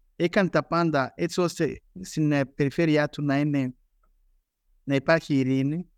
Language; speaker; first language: Greek; non-native, fluent; Rundi